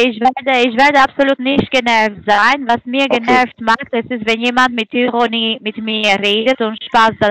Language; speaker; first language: German; non-native, fluent; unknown